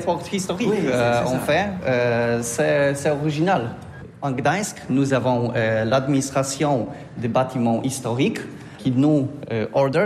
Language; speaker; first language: French; non-native, learner; Polish